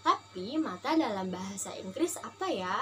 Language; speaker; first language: Indonesian; native; Indonesian